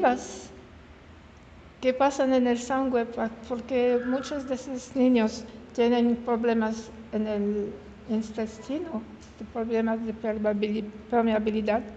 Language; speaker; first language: Spanish; non-native, learner; French